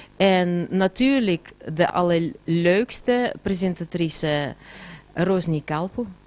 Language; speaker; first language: Dutch; non-native, fluent; Russian